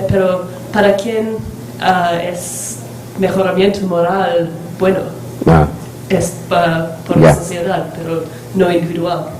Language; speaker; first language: Spanish; non-native, learner; English